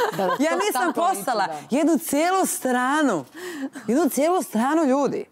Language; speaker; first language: Serbian; native; Serbian